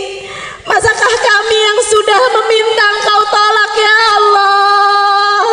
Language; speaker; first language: Indonesian; native; Indonesian